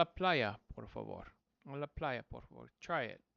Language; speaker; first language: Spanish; non-native, fluent; English